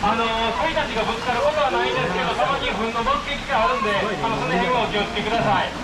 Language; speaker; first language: Japanese; native; Japanese